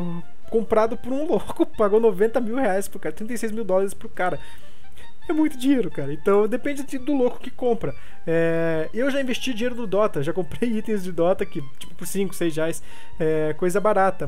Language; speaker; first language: Portuguese; native; Portuguese